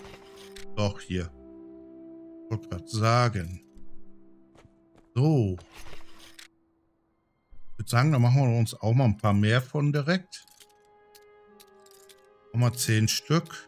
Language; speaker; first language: German; native; German